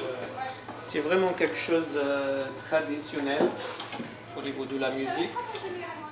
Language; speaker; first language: French; non-native, fluent; Arabic